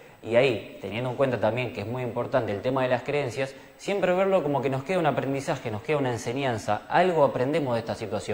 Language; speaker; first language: Spanish; native; Spanish